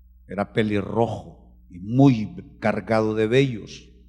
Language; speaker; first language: Spanish; native; Spanish